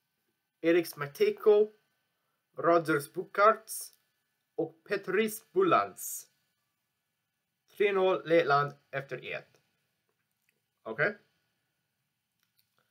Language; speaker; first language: Swedish; non-native, learner; English